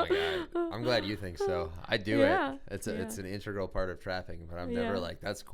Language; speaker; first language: English; native; English